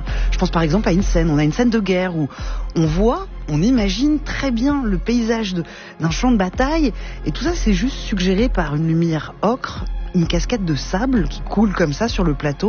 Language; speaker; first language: French; native; French